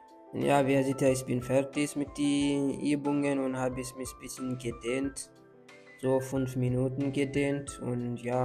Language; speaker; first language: German; non-native, learner; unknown